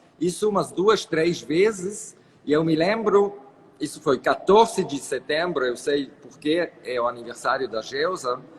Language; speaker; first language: Portuguese; non-native, fluent; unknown